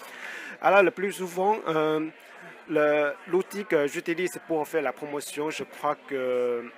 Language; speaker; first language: French; non-native, fluent; Chinese